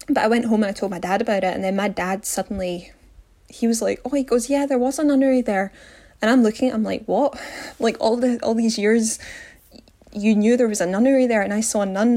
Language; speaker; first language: English; native; English